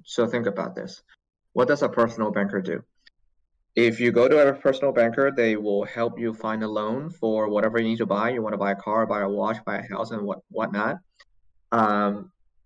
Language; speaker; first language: English; non-native, local second language; Cantonese